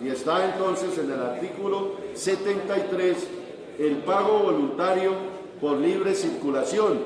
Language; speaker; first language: Spanish; native; Spanish